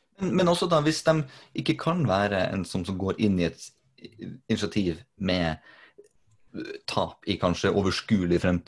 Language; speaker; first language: Norwegian; native; Norwegian